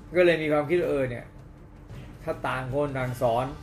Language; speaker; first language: Thai; native; Thai